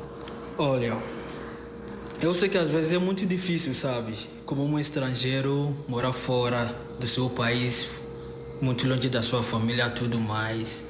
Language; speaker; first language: Portuguese; non-native, fluent; Akan